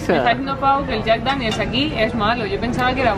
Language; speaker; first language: Spanish; native; Spanish